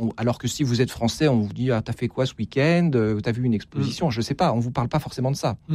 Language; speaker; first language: French; native; French